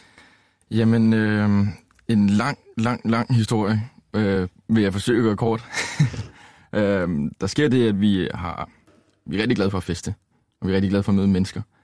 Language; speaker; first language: Danish; native; Danish